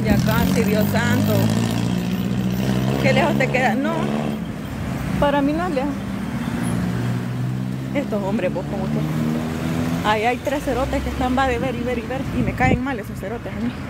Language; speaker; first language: Spanish; native; Spanish